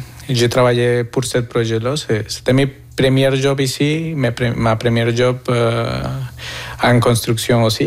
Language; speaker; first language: French; non-native, fluent; Spanish